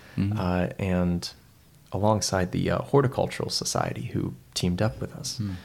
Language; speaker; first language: English; native; English